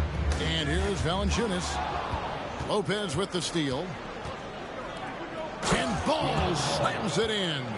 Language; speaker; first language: English; native; English